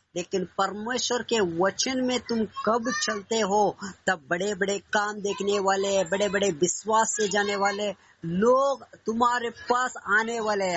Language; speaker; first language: Hindi; non-native, local second language; Kannada